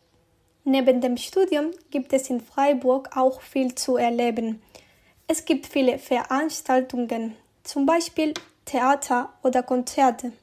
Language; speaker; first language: German; non-native, learner; Spanish